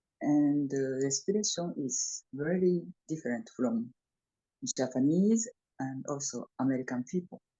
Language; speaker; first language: English; non-native, fluent; Japanese